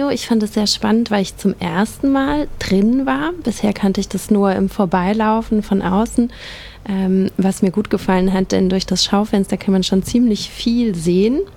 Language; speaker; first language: German; native; German